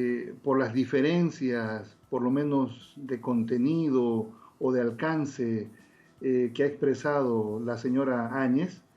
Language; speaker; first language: Spanish; native; Spanish